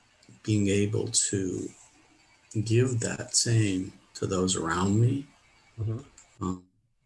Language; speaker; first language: English; native; English